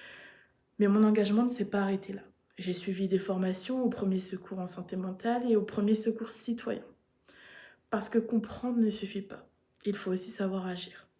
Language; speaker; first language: French; native; French